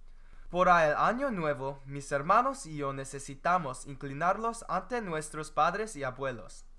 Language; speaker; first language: Spanish; non-native, learner; English